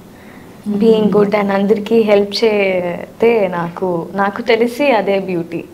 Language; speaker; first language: Telugu; non-native, learner; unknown